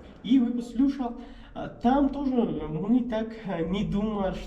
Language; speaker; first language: Russian; non-native, learner; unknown